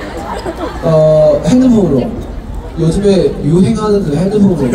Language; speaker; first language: Korean; non-native, learner; Chinese